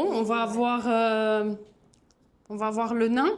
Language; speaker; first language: French; native; French